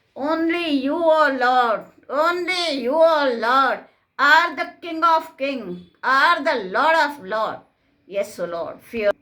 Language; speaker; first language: English; non-native, local second language; Kannada